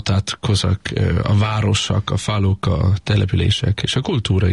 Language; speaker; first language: Hungarian; non-native, learner; Danish